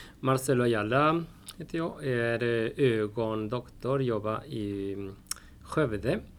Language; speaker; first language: Swedish; non-native, fluent; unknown